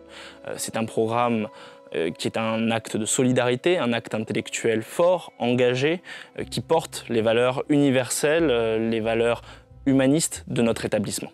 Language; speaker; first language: French; native; French